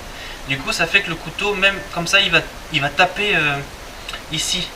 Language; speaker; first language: French; native; French